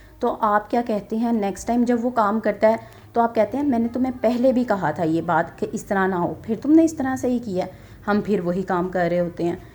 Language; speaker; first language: Urdu; native; Urdu